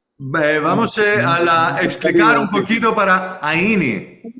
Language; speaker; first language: Spanish; non-native, learner; English